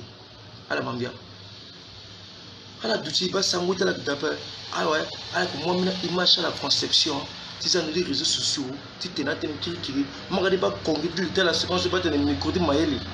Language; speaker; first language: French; non-native, local second language; Sango